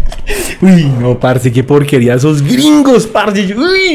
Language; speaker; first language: Spanish; native; Spanish